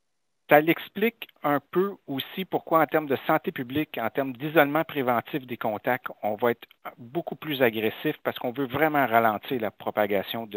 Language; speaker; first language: French; native; French